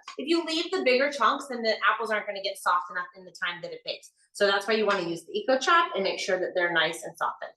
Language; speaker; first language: English; native; English